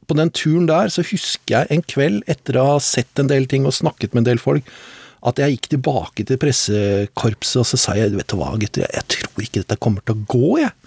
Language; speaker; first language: Norwegian; native; Norwegian